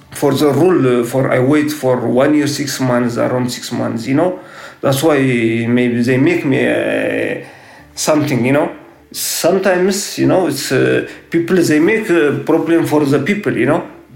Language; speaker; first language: English; non-native, learner; Tigrinya